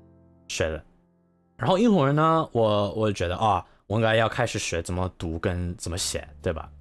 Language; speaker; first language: Chinese; non-native, learner; English